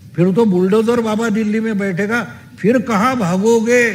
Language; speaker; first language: Hindi; non-native, local second language; Marathi